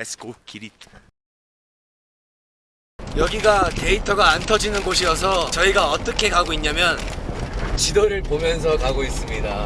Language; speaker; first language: Korean; native; Korean